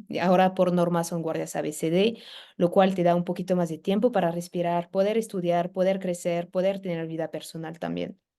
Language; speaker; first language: Spanish; non-native, fluent; French